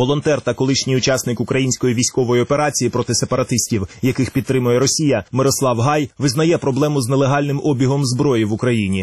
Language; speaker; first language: Ukrainian; native; Ukrainian